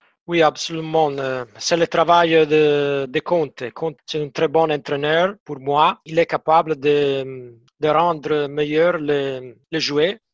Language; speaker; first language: French; non-native, fluent; Italian